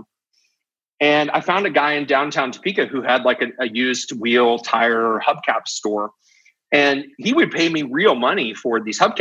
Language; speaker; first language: English; native; English